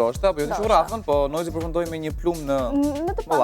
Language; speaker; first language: Albanian; native; Albanian